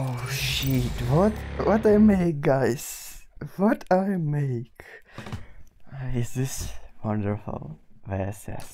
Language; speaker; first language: English; non-native, learner; Russian